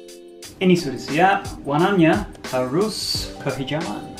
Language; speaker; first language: Indonesian; non-native, fluent; English